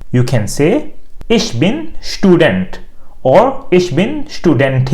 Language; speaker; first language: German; non-native, learner; Urdu